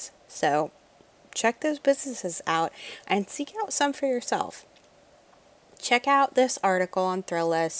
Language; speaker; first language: English; native; English